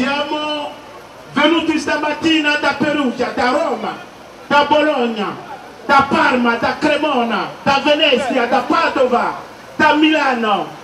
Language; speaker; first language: Italian; non-native, fluent; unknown